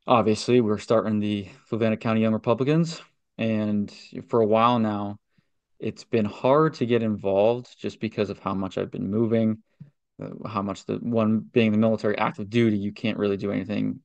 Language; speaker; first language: English; native; English